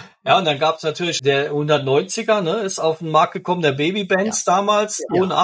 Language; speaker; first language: German; native; German